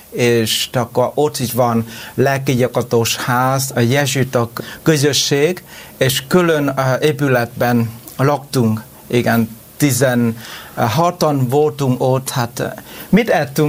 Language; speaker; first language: Hungarian; non-native, learner; Vietnamese